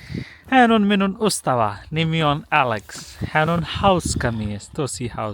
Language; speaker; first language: Finnish; non-native, learner; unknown